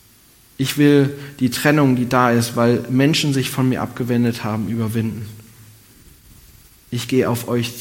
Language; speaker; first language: German; native; German